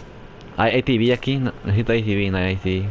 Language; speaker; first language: Spanish; early bilingual, heritage; English